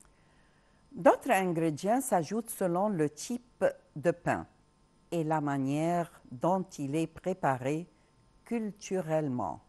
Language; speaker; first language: French; non-native, local second language; Arabic